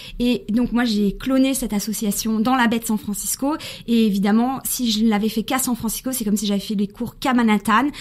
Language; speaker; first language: French; early bilingual, other home language; Spanish